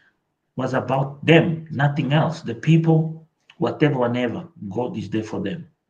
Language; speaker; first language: English; non-native, local second language; Portuguese